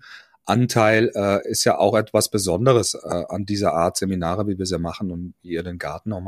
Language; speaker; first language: German; native; German